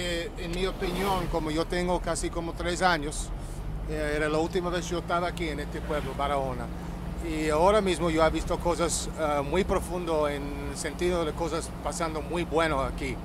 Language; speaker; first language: Spanish; early bilingual, heritage; Spanish